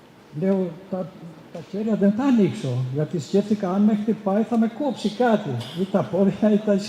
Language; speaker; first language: Greek; non-native, fluent; Albanian